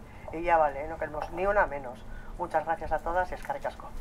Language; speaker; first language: Spanish; native; Spanish